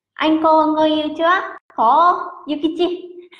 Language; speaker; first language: Japanese; native; Japanese